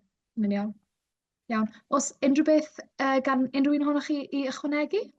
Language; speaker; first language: Welsh; native; Welsh